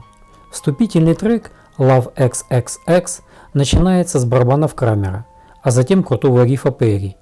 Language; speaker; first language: Russian; native; Russian